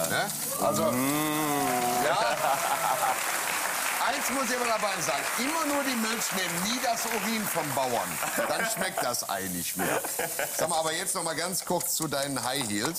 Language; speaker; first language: German; native; German